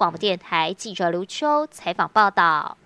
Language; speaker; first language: Chinese; native; Chinese